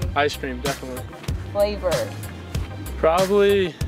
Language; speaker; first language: English; native; English